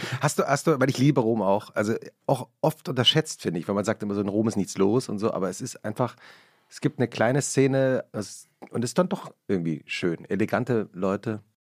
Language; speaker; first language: German; native; German